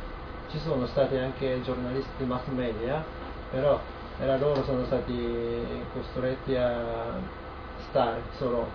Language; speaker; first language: Italian; non-native, learner; Japanese